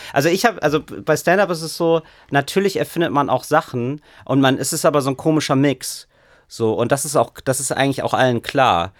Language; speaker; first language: German; native; German